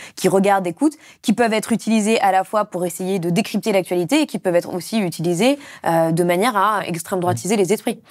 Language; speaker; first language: French; native; French